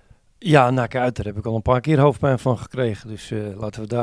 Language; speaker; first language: Dutch; native; Dutch